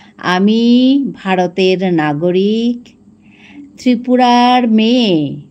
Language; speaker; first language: Bangla; non-native, local second language; Manipuri